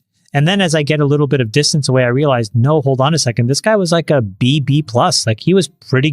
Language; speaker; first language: English; native; English